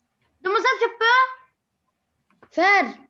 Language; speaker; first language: French; non-native, learner; Arabic